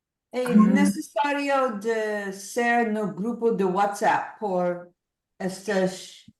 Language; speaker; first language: Portuguese; non-native, learner; English